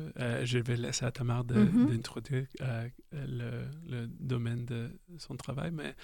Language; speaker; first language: French; non-native, learner; English